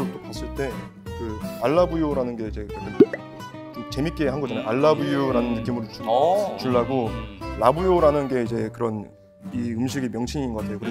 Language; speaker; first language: Korean; native; Korean